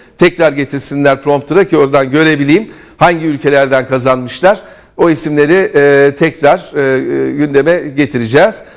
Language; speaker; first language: Turkish; native; Turkish